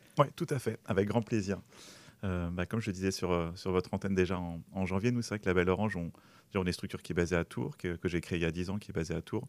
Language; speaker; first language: French; native; French